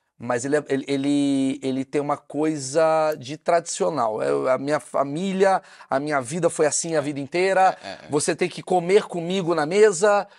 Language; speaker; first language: Portuguese; native; Portuguese